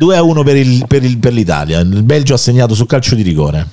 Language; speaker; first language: Italian; native; Italian